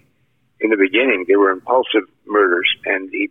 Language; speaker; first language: English; native; English